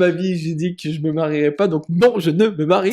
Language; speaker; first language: French; native; French